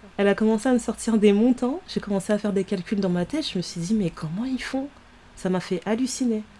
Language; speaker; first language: French; early bilingual, other home language; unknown